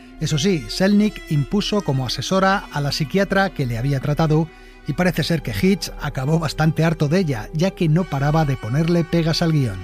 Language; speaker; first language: Spanish; native; Spanish